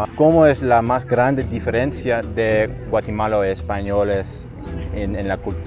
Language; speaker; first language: Spanish; non-native, learner; English